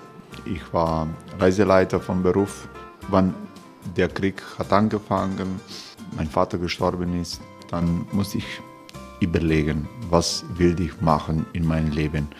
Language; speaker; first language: German; non-native, learner; Croatian